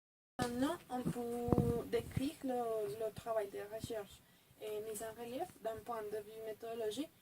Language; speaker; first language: French; non-native, fluent; Spanish